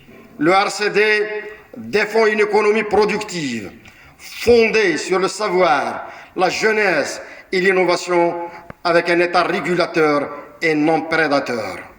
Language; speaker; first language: French; non-native, local second language; Kabyle